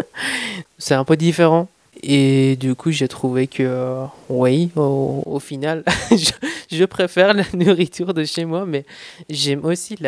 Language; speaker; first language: French; non-native, fluent; Persian